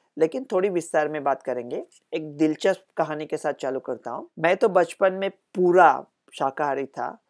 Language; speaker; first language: Hindi; non-native, local second language; Marathi